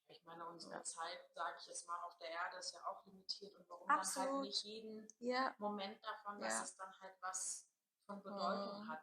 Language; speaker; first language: German; native; German